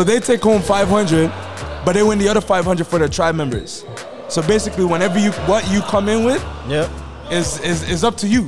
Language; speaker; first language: English; native; English